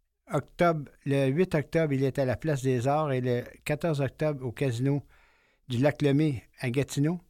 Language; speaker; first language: French; native; French